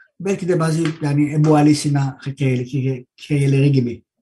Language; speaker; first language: Turkish; non-native, fluent; Greek